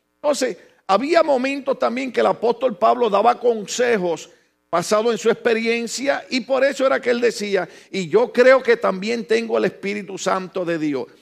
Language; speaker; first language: Spanish; native; Spanish